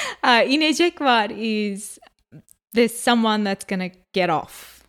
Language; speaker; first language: English; native; English